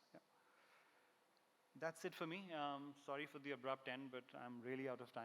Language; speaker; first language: English; non-native, local second language; Hindi